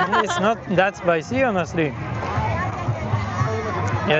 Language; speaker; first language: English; non-native, fluent; French